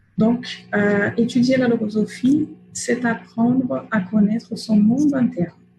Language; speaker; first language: French; non-native, fluent; Portuguese